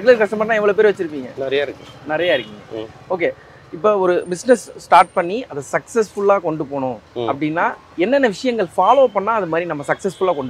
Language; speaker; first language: Tamil; native; Tamil